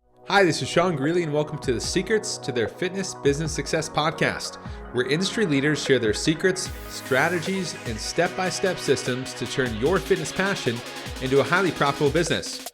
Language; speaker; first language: English; native; English